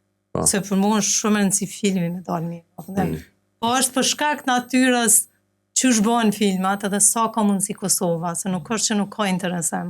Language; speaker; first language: Albanian; native; Albanian